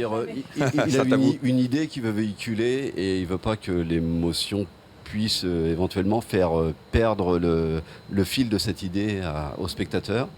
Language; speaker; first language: French; native; French